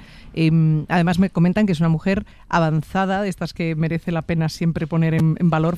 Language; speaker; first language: Spanish; native; Spanish